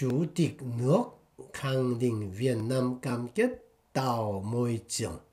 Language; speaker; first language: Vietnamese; non-native, fluent; Korean